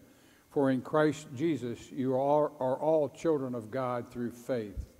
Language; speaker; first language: English; native; English